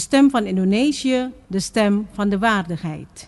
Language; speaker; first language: Dutch; non-native, fluent; Indonesian